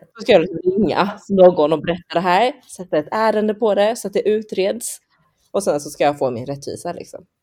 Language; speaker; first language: Swedish; early bilingual, other home language; Chinese